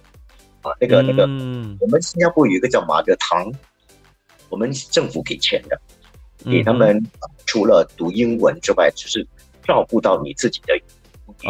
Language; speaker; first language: Chinese; native; Chinese